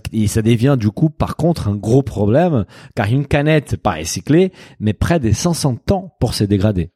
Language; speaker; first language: French; native; French